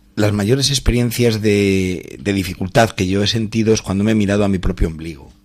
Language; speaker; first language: Spanish; native; Spanish